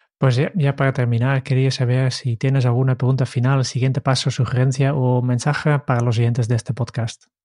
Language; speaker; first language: Spanish; non-native, fluent; Dutch